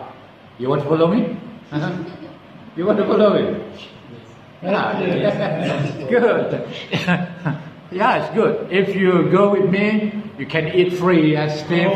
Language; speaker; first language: English; non-native, learner; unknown